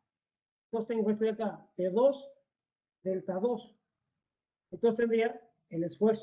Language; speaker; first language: Spanish; native; Spanish